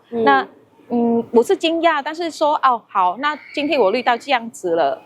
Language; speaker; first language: Chinese; non-native, fluent; Vietnamese